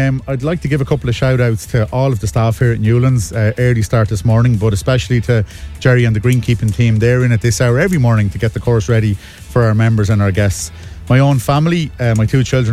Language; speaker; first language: English; native; English